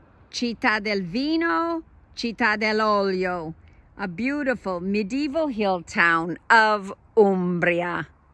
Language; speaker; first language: Italian; non-native, fluent; English